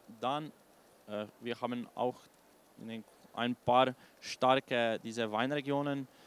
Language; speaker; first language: German; non-native, learner; Slovenian